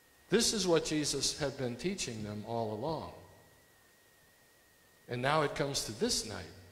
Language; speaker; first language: English; native; English